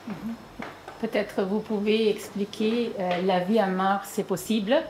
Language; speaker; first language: French; non-native, learner; Slovenian